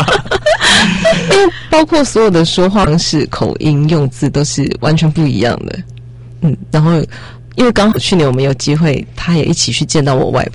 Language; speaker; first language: Chinese; native; Chinese